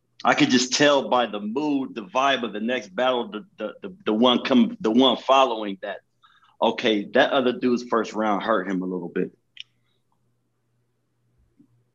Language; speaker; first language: English; native; English